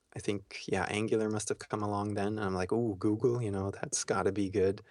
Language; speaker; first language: English; early bilingual, heritage; German